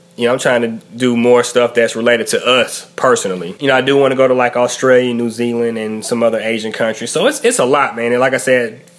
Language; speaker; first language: English; native; English